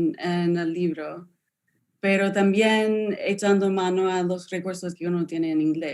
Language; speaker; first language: Spanish; non-native, fluent; English